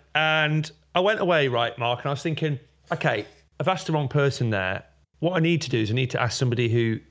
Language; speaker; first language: English; native; English